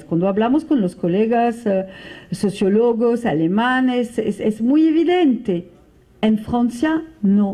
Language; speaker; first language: Spanish; non-native, fluent; French